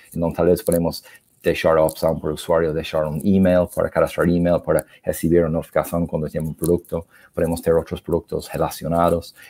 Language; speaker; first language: Portuguese; non-native, learner; English